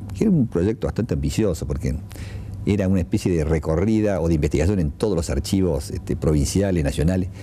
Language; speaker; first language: Spanish; native; Spanish